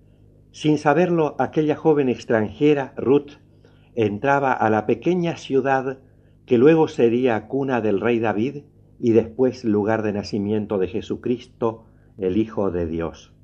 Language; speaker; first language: Spanish; native; Spanish